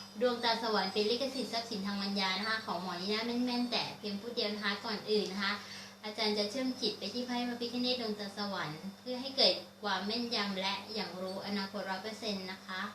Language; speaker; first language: Thai; native; Thai